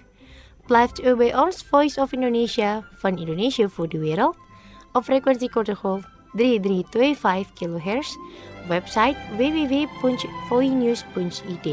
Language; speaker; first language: Dutch; non-native, fluent; Indonesian